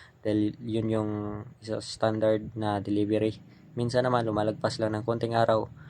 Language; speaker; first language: Filipino; non-native, local second language; Cebuano